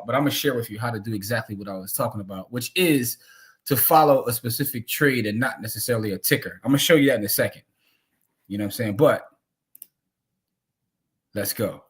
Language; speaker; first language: English; native; English